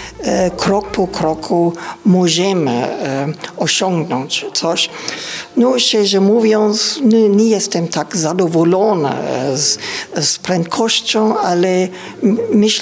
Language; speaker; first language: Polish; non-native, learner; German